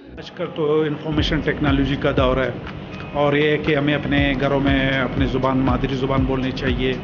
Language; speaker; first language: Urdu; non-native, local second language; Baluchi